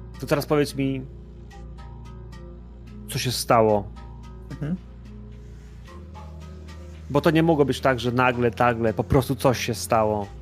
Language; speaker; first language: Polish; native; Polish